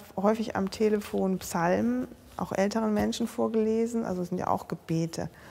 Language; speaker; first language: German; native; German